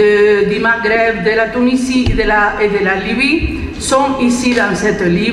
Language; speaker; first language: French; non-native, fluent; Spanish